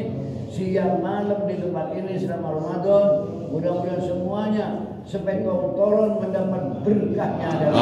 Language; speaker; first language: Indonesian; non-native, local second language; Madurese